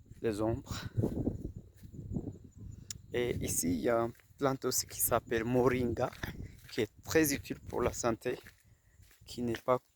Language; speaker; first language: French; non-native, fluent; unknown